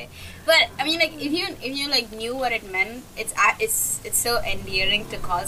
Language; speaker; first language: English; native; English